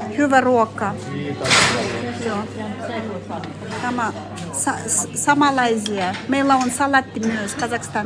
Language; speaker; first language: Finnish; non-native, learner; Russian